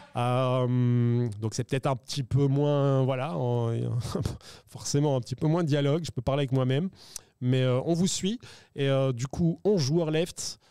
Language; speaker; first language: French; native; French